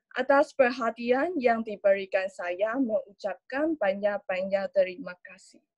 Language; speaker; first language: Indonesian; non-native, learner; Chinese